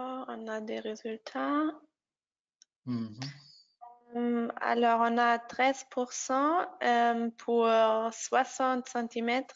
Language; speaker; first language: French; non-native, fluent; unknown